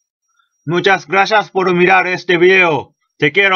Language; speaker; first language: Spanish; non-native, learner; Japanese